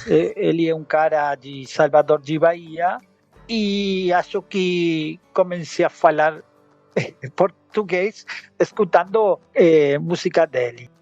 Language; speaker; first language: Portuguese; non-native, learner; Spanish